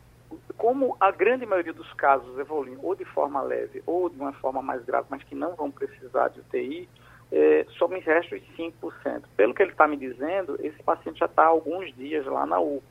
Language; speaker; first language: Portuguese; native; Portuguese